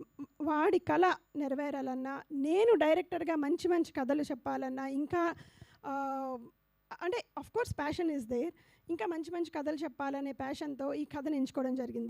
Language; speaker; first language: Telugu; native; Telugu